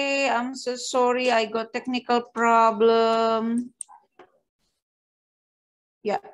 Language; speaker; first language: English; non-native, fluent; Indonesian